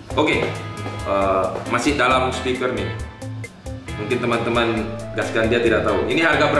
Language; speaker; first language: Indonesian; native; Indonesian